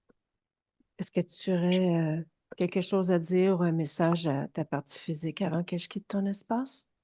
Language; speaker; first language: French; native; French